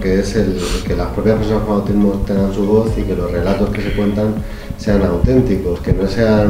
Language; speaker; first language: Spanish; native; Spanish